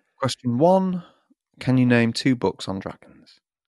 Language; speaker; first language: English; native; English